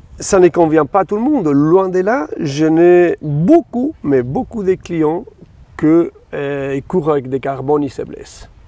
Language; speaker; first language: French; non-native, fluent; Spanish